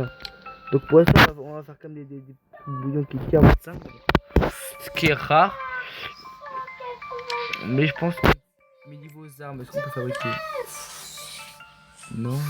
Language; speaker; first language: French; native; French